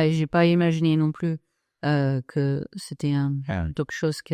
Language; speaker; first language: French; non-native, fluent; English